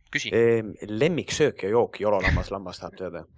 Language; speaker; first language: Estonian; native; Estonian